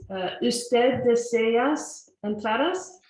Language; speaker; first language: Spanish; non-native, learner; English